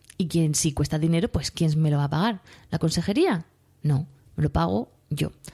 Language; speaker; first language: Spanish; native; Spanish